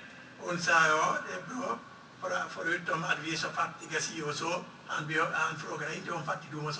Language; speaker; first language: Swedish; non-native, fluent; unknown